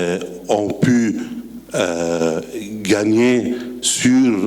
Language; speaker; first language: French; non-native, local second language; Arabic